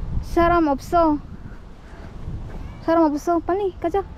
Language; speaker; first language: Korean; non-native, learner; Filipino